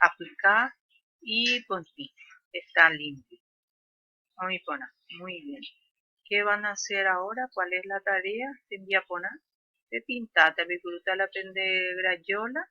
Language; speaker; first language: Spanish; non-native, local second language; Guarani